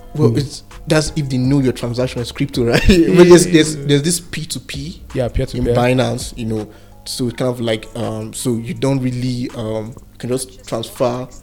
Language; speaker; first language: English; non-native, local second language; Igbo